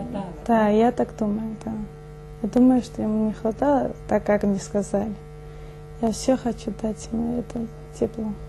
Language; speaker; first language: Russian; non-native, local second language; Georgian